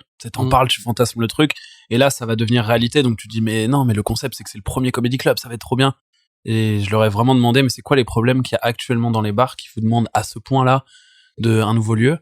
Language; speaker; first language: French; native; French